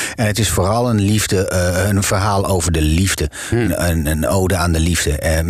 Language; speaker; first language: Dutch; non-native, local second language; Low German